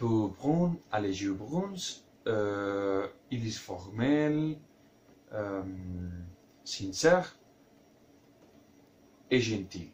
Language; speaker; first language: French; non-native, learner; Spanish